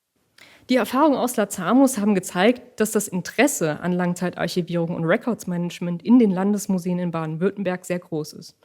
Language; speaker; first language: German; native; German